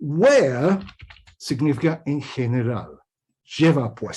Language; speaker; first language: Spanish; non-native, fluent; English